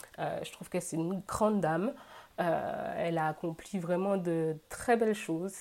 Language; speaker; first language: French; native; French